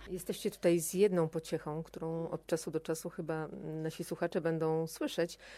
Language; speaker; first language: Polish; native; Polish